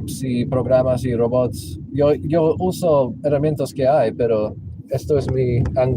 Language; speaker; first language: Spanish; non-native, local second language; English